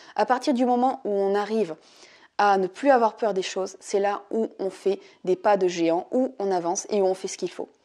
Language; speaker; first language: French; native; French